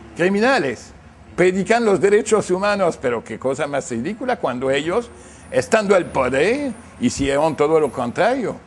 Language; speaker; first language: Spanish; non-native, fluent; English